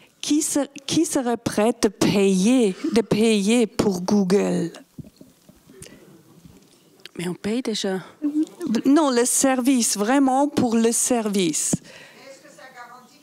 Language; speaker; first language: French; non-native, fluent; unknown